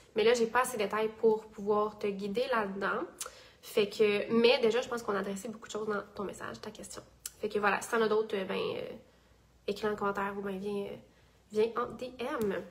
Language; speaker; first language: French; native; French